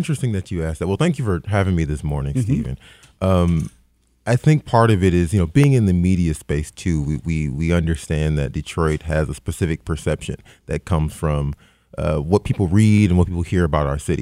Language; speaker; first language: English; native; English